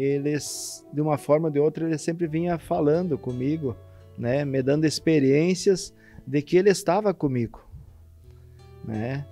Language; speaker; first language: Portuguese; native; Portuguese